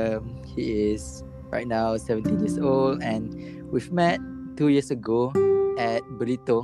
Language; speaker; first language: English; non-native, local second language; Malay